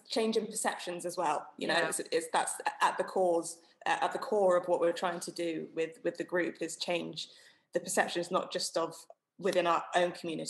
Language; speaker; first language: English; native; English